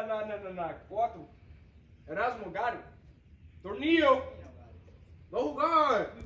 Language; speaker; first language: Spanish; non-native, learner; English